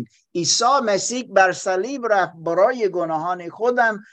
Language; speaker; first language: Persian; non-native, fluent; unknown